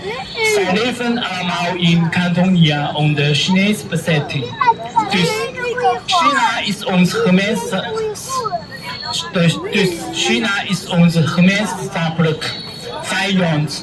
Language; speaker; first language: Dutch; non-native, learner; Cantonese